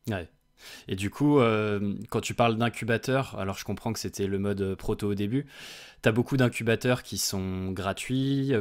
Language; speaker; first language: French; native; French